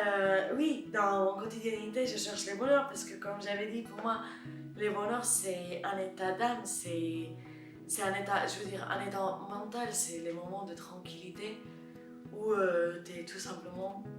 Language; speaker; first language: French; non-native, fluent; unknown